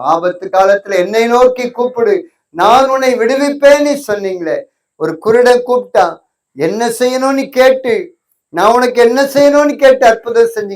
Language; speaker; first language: Tamil; native; Tamil